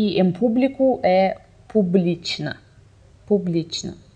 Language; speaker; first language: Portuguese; non-native, fluent; Russian